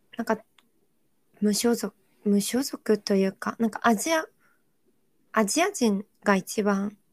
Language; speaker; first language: Japanese; early bilingual, other home language; Korean